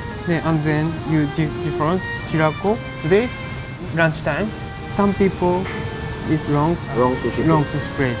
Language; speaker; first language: English; non-native, learner; Japanese